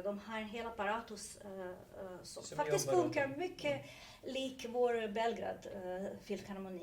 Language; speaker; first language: Swedish; non-native, fluent; Serbian